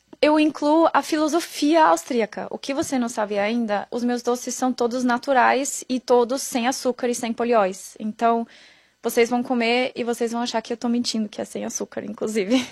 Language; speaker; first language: Portuguese; non-native, fluent; German